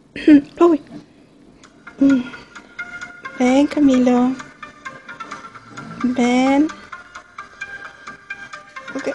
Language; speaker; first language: Spanish; early bilingual, heritage; Spanish